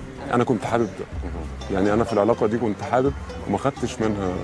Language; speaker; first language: Arabic; native; Arabic